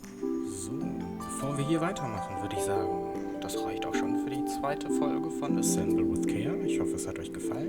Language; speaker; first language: German; native; German